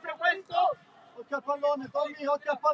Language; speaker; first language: Italian; native; Italian